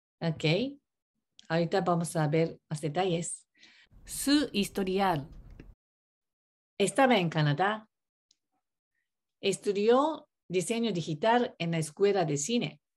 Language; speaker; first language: Spanish; non-native, learner; Japanese